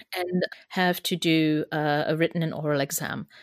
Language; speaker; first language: English; non-native, fluent; German